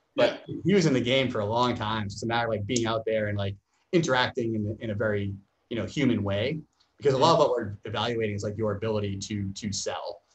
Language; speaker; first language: English; native; English